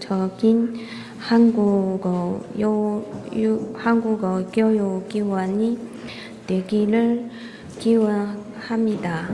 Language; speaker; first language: Korean; non-native, fluent; Chinese